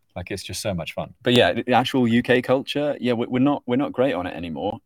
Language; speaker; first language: English; native; English